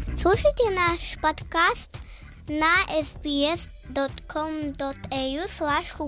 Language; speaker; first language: Russian; early bilingual, heritage; Russian